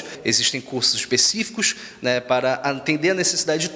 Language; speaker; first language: Portuguese; native; Portuguese